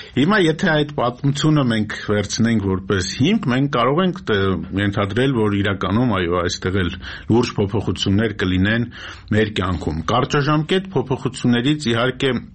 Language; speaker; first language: Armenian; native; Armenian